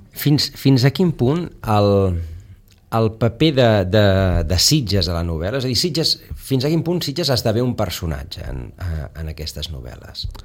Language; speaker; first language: Catalan; native; Catalan